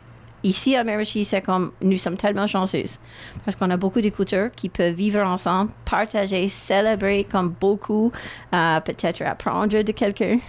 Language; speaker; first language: French; non-native, local second language; English